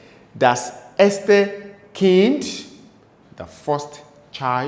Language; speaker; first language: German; non-native, fluent; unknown